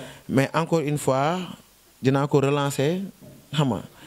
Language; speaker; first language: French; non-native, local second language; Wolof